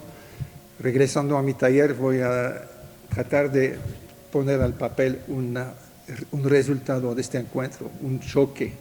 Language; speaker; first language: Spanish; non-native, fluent; French